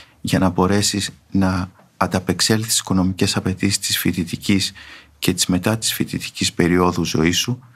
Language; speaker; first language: Greek; native; Greek